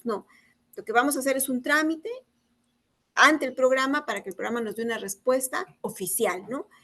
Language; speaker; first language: Spanish; native; Spanish